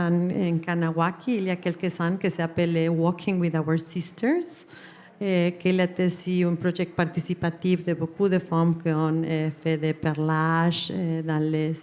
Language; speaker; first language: French; non-native, fluent; Spanish